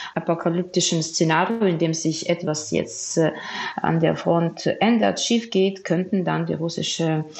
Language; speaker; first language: German; non-native, fluent; Ukrainian